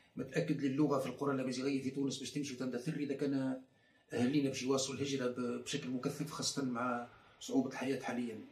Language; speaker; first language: Arabic; non-native, local second language; Berber languages